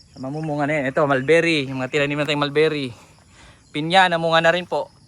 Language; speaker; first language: Filipino; non-native, local second language; Cebuano